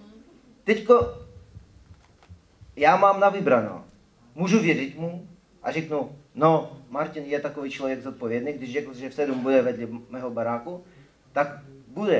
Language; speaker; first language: Czech; non-native, fluent; Ukrainian